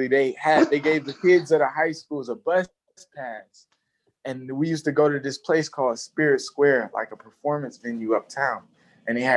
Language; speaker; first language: English; native; English